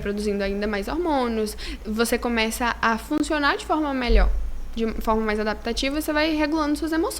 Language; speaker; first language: Portuguese; native; Portuguese